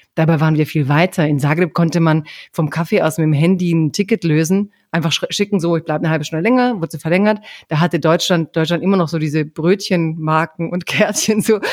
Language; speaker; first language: German; early bilingual, other home language; Croatian